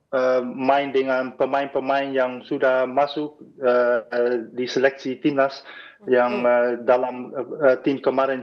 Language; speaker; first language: Indonesian; non-native, fluent; Dutch